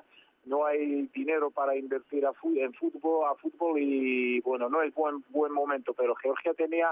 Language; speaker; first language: Spanish; non-native, fluent; Georgian